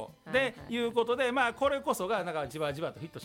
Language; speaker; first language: Japanese; native; Japanese